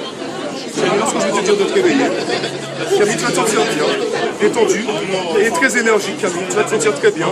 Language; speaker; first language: French; native; French